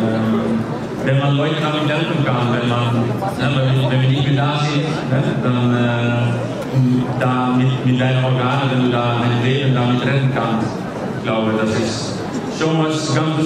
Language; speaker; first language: German; non-native, fluent; Dutch